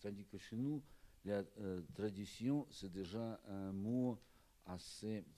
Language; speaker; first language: French; non-native, fluent; Russian